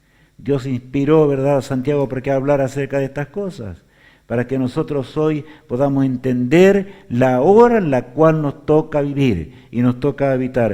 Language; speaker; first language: Spanish; native; Spanish